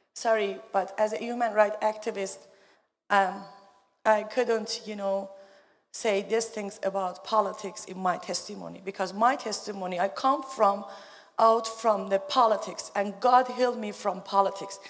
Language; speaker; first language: English; non-native, learner; Persian